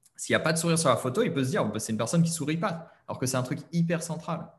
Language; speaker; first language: French; native; French